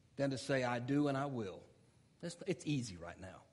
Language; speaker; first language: English; native; English